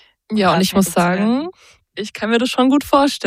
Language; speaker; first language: German; native; German